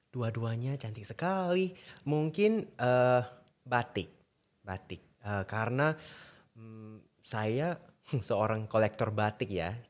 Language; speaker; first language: Indonesian; non-native, fluent; English